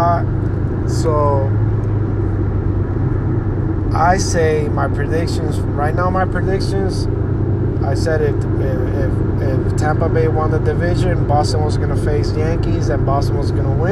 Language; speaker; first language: English; non-native, fluent; Spanish